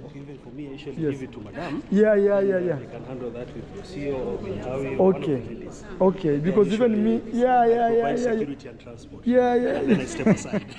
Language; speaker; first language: English; non-native, local second language; Luo (Kenya and Tanzania)